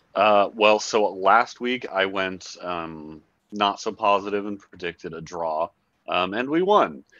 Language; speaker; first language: English; native; English